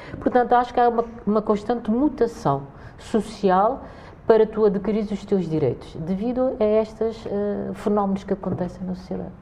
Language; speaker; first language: Portuguese; non-native, local second language; Kabuverdianu